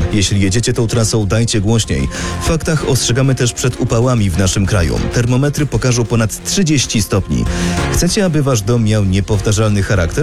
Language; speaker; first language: Polish; native; Polish